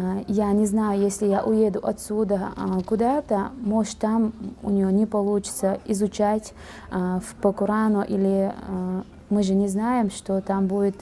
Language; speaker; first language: Russian; non-native, fluent; Uzbek